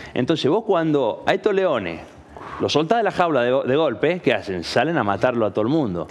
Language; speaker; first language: Spanish; native; Spanish